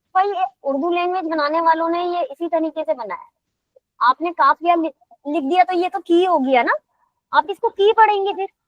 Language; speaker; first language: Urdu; native; Urdu